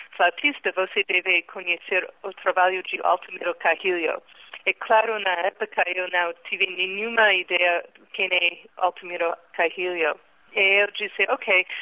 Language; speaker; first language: Portuguese; non-native, fluent; English